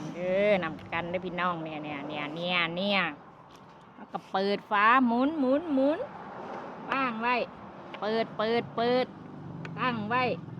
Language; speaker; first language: Thai; native; Thai